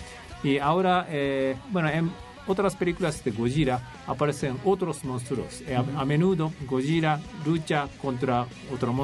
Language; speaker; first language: Spanish; non-native, fluent; Japanese